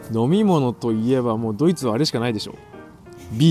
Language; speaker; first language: Japanese; native; Japanese